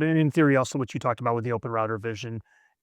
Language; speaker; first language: English; native; English